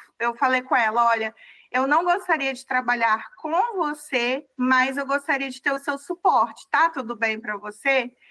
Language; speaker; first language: Portuguese; native; Portuguese